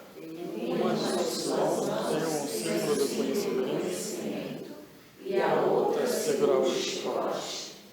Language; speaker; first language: Portuguese; non-native, learner; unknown